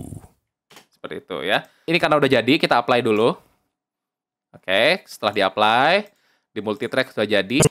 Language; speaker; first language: Indonesian; native; Indonesian